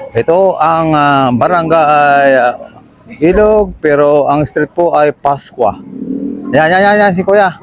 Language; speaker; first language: Filipino; native; Filipino